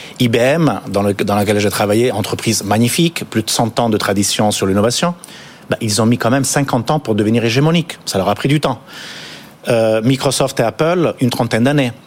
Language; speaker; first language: French; non-native, fluent; Italian